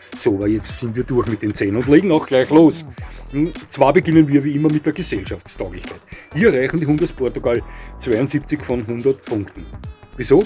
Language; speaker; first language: German; native; German